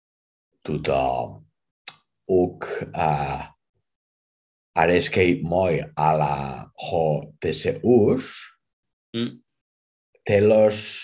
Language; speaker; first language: Greek; non-native, fluent; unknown